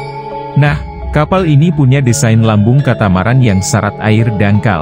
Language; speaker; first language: Indonesian; native; Indonesian